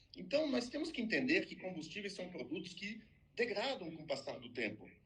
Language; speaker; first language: Portuguese; non-native, fluent; French